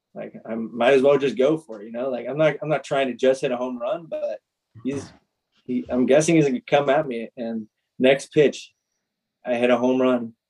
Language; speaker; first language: English; native; English